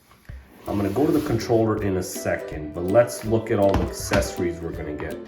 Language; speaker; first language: English; native; English